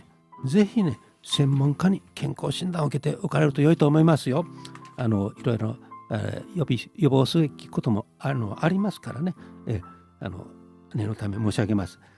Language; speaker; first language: Japanese; native; Japanese